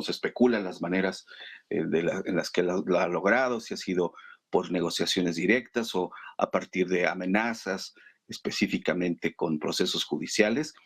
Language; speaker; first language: Spanish; native; Spanish